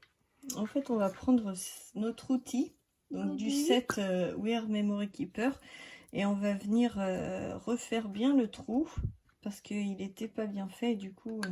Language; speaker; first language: French; native; French